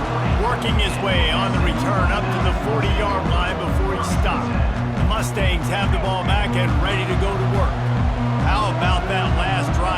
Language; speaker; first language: English; native; English